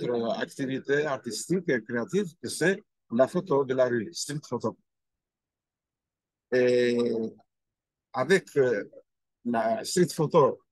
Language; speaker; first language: French; non-native, fluent; Albanian